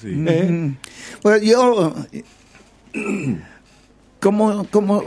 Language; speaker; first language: Spanish; non-native, learner; English